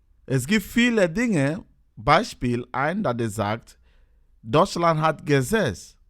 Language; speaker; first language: German; non-native, learner; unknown